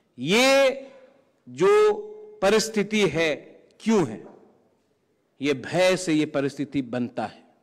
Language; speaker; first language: Hindi; non-native, local second language; Kok Borok